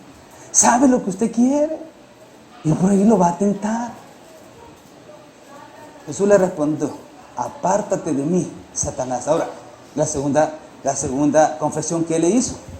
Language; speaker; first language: Spanish; native; Spanish